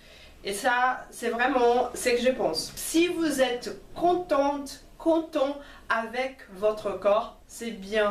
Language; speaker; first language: French; non-native, fluent; Portuguese